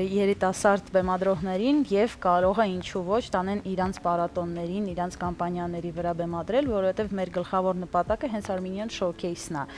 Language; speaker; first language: Armenian; early bilingual, heritage; Armenian